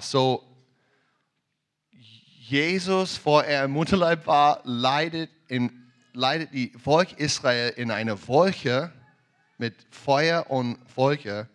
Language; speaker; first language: German; non-native, learner; English